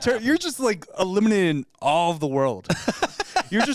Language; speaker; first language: English; native; English